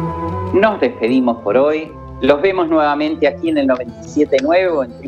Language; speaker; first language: Spanish; native; Spanish